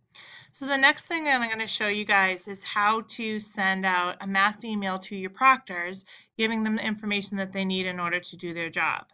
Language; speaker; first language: English; native; English